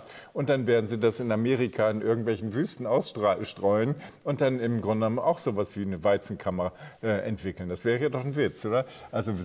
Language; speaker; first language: German; native; German